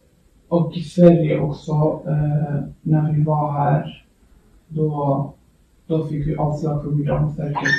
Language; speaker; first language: Swedish; early bilingual, other home language; Kurdish